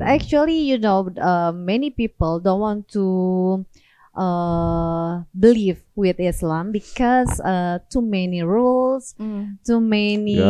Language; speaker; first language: English; non-native, learner; Indonesian